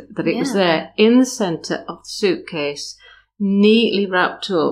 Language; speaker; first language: English; native; English